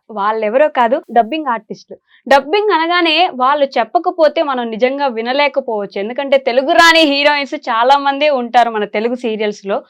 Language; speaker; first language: Telugu; native; Telugu